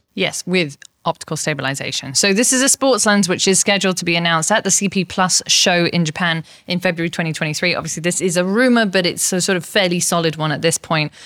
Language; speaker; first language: English; native; English